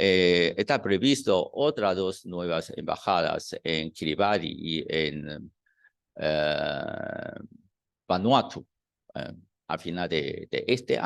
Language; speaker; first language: Spanish; non-native, fluent; Chinese